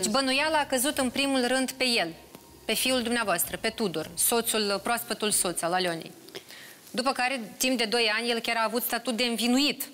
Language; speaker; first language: Romanian; native; Romanian